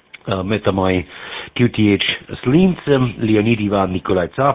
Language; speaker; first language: Russian; non-native, learner; German